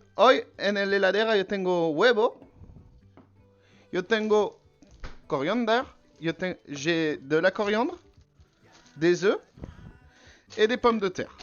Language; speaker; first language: Spanish; non-native, learner; French